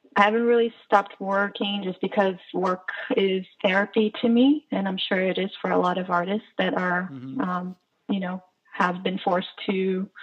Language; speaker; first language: English; non-native, fluent; Portuguese